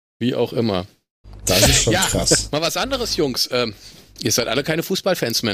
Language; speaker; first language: German; native; German